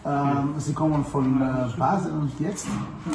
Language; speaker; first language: German; non-native, learner; Malagasy